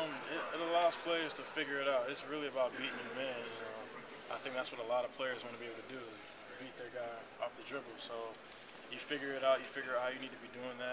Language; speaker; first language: English; native; English